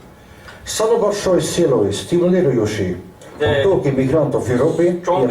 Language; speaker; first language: Russian; non-native, learner; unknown